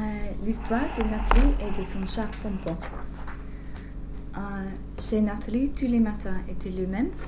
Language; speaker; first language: French; non-native, learner; English